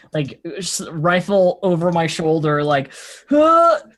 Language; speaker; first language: English; native; English